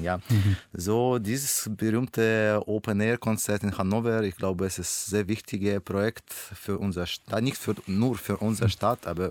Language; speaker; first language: German; non-native, learner; Russian